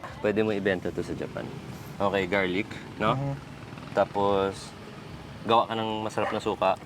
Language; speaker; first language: Filipino; non-native, local second language; Hiligaynon